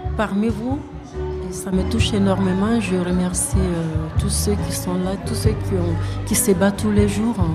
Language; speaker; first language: French; non-native, local second language; Bambara